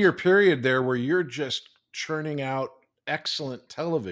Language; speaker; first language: English; native; English